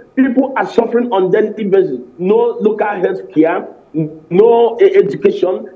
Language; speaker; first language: English; non-native, local second language; Igbo